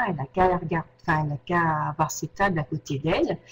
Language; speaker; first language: French; native; French